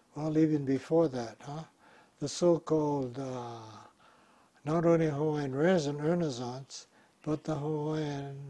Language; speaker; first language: English; native; English